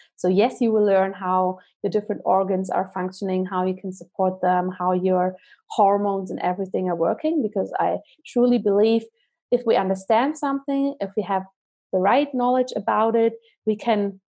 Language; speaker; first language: English; non-native, fluent; German